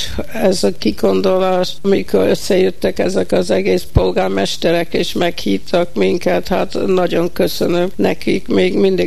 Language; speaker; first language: Hungarian; early bilingual, heritage; Hungarian